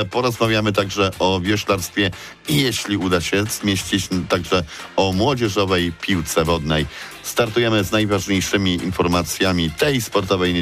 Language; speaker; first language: Polish; native; Polish